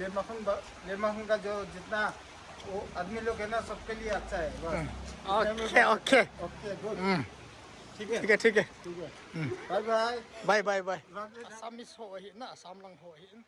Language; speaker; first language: Hindi; non-native, local second language; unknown